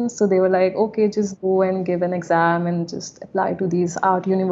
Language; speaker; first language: English; non-native, local second language; Hindi